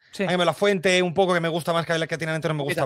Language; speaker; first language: Spanish; native; Spanish